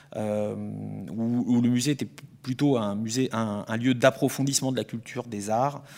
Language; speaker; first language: French; native; French